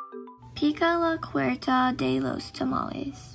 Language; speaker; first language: Spanish; non-native, learner; English